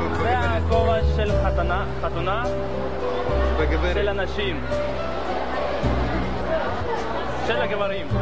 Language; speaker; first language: Hebrew; non-native, learner; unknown